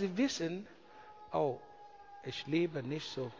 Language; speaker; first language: German; non-native, learner; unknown